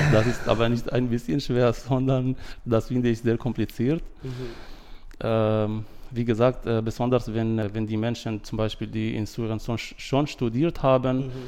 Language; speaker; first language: German; non-native, fluent; Arabic